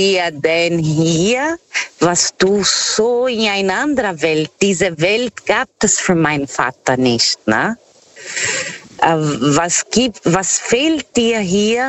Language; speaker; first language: German; non-native, fluent; Portuguese